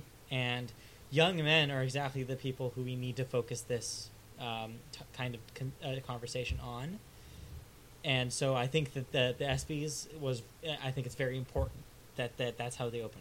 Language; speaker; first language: English; native; English